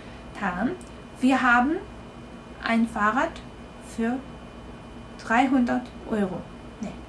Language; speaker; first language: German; non-native, fluent; Korean